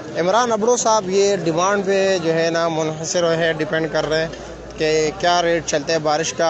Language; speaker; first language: Urdu; non-native, local second language; Pashto